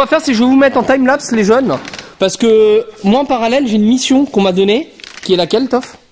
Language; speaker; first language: French; native; French